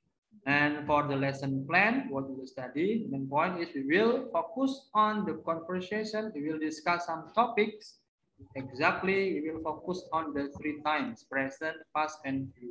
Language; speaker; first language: English; non-native, learner; Indonesian